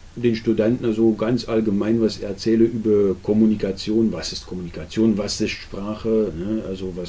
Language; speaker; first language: German; non-native, local second language; Dutch